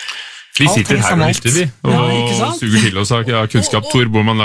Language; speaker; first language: Norwegian; native; Norwegian